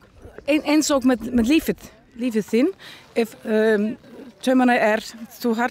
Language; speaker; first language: Icelandic; non-native, learner; Danish